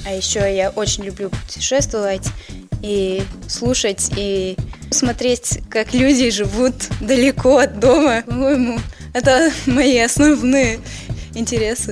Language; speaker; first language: Russian; early bilingual, heritage; Russian